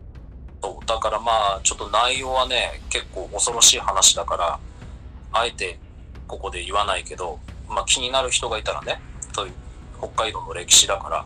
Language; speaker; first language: Japanese; native; Japanese